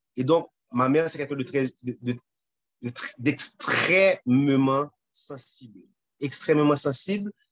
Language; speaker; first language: French; non-native, local second language; Haitian Creole